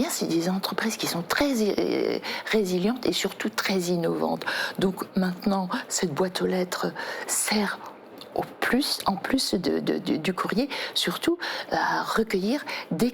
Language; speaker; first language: French; native; French